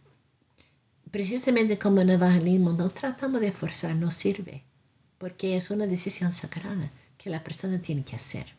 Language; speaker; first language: Spanish; non-native, fluent; English